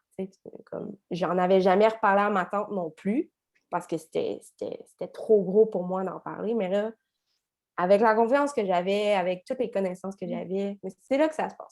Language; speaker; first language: French; native; French